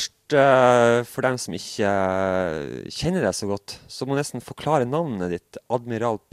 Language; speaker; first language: Norwegian; native; Norwegian